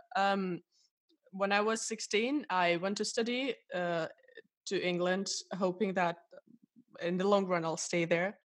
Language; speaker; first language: English; non-native, fluent; Russian